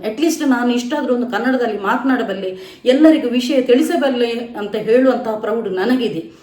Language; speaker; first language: Kannada; non-native, local second language; Tulu